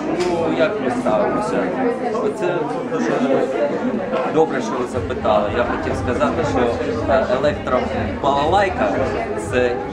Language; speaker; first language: Ukrainian; non-native, local second language; Russian